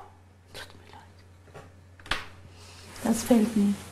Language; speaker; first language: German; non-native, fluent; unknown